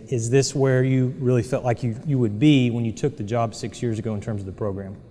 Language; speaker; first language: English; native; English